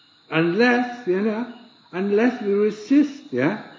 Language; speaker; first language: English; non-native, fluent; German